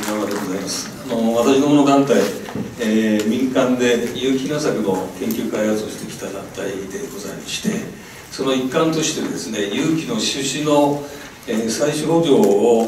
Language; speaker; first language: Japanese; native; Japanese